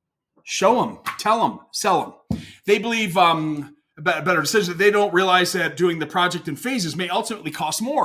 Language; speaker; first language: English; native; English